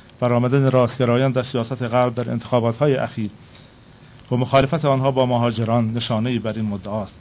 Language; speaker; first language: Persian; non-native, local second language; Kurdish